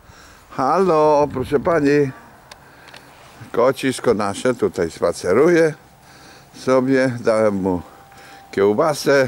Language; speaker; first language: Polish; native; Polish